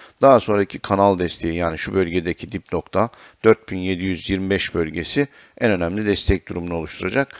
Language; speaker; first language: Turkish; native; Turkish